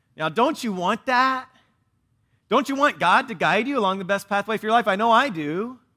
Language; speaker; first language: English; native; English